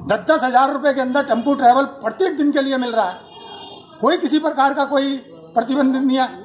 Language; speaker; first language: Hindi; native; Hindi